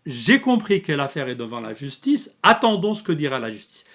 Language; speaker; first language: French; non-native, local second language; Arabic